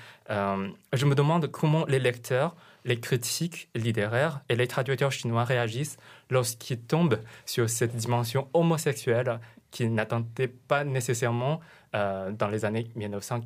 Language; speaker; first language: French; non-native, fluent; Chinese